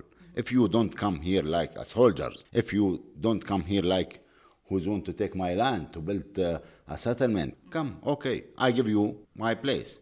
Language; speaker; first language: English; non-native, learner; Arabic